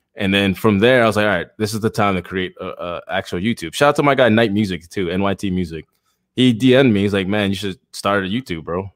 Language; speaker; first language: English; native; English